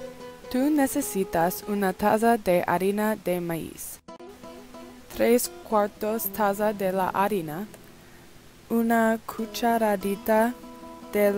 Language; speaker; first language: Spanish; non-native, learner; English